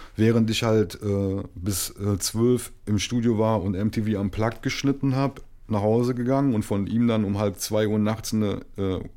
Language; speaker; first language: German; native; German